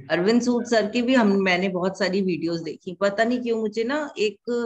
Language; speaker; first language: Hindi; native; Hindi